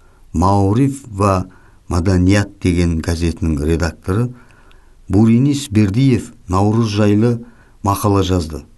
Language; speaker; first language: Kazakh; native; Kazakh